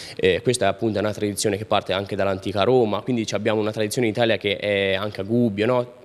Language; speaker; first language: Italian; native; Italian